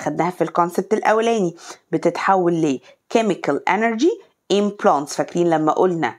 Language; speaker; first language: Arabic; native; Arabic